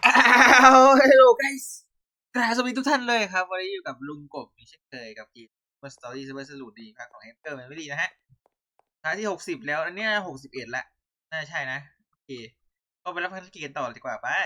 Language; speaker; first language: Thai; native; Thai